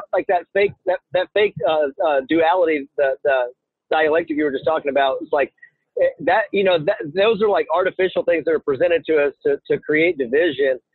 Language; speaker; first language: English; native; English